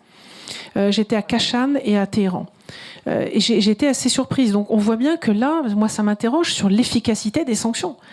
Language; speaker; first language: French; native; French